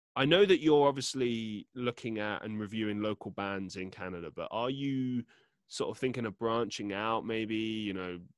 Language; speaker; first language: English; native; English